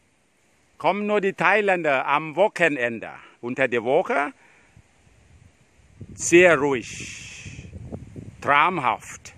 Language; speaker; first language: German; non-native, learner; Thai